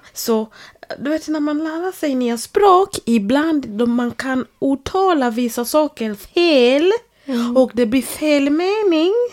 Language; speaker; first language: Swedish; non-native, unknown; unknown